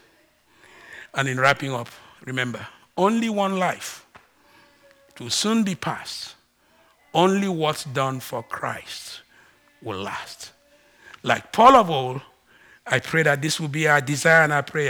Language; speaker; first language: English; non-native, local second language; Ibibio